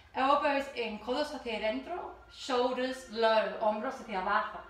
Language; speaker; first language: Spanish; non-native, fluent; English